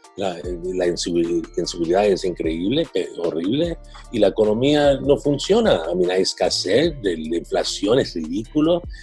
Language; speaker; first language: Spanish; early bilingual, heritage; Spanish